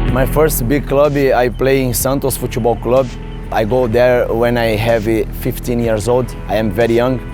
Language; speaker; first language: English; non-native, learner; Portuguese